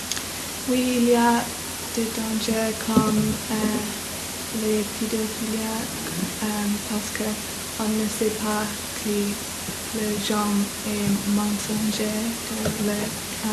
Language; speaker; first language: French; non-native, learner; English